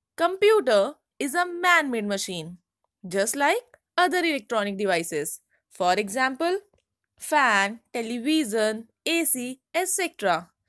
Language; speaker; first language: English; non-native, local second language; Hindi